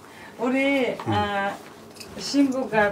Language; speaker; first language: Korean; non-native, learner; Uzbek